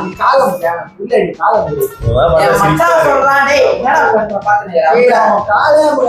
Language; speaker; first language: Tamil; native; Tamil